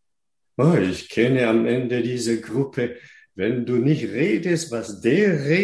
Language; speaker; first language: German; non-native, fluent; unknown